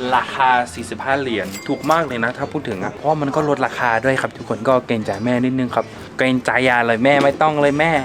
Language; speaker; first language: Thai; non-native, fluent; English